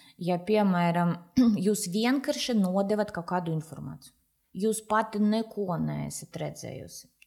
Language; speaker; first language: Latvian; non-native, local second language; Russian